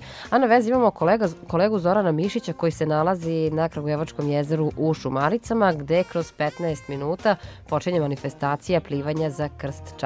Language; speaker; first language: Serbian; native; Serbian